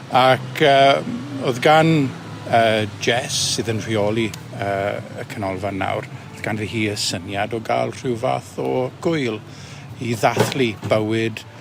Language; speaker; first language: Welsh; native; Welsh